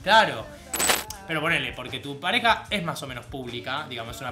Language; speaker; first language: Spanish; native; Spanish